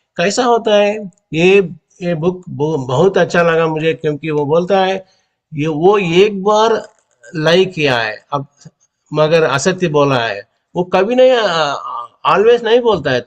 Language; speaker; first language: Hindi; non-native, local second language; Telugu